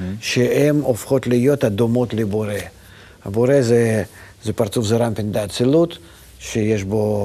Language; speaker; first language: Hebrew; non-native, fluent; Russian